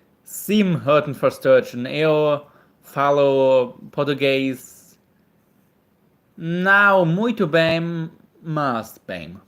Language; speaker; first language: Portuguese; non-native, learner; German